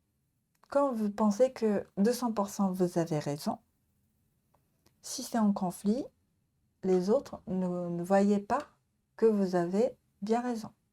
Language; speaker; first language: French; non-native, learner; Japanese